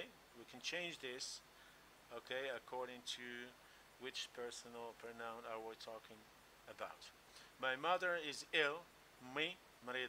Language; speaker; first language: English; non-native, local second language; Arabic